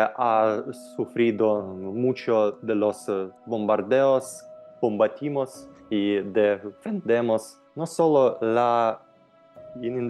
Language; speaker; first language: Spanish; non-native, fluent; Ukrainian